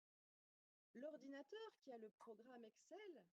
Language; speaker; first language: French; native; French